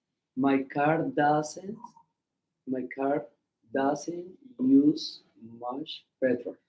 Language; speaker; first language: English; non-native, learner; Spanish